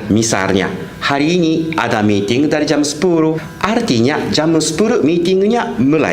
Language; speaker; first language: Indonesian; non-native, fluent; Japanese